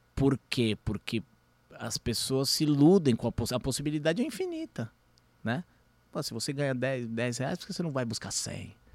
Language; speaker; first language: Portuguese; early bilingual, other home language; Spanish